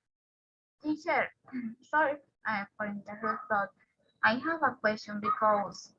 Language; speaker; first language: English; non-native, learner; Spanish